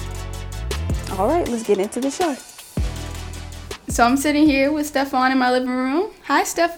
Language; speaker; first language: English; native; English